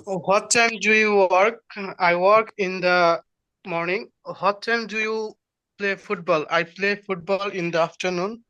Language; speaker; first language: English; non-native, fluent; Bangla